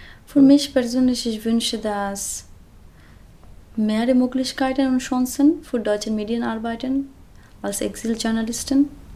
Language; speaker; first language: German; non-native, fluent; Bangla